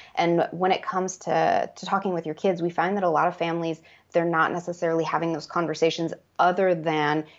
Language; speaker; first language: English; native; English